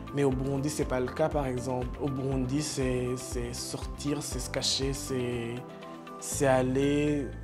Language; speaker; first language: French; non-native, local second language; Rundi